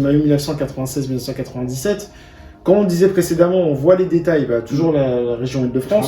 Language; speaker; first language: French; native; French